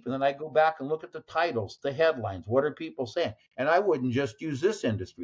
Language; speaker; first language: English; native; English